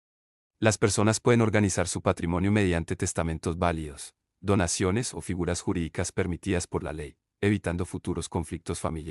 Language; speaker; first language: Spanish; native; Spanish